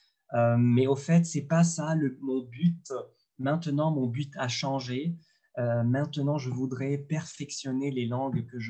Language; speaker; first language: French; non-native, local second language; Arabic